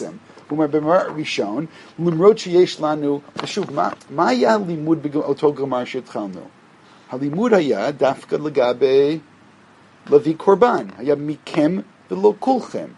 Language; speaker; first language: Hebrew; non-native, fluent; English